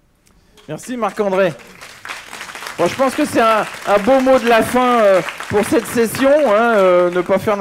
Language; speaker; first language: French; native; French